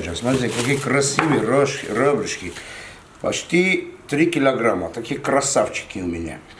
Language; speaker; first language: Russian; non-native, fluent; Armenian